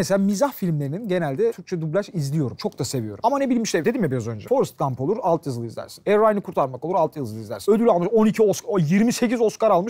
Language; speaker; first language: Turkish; native; Turkish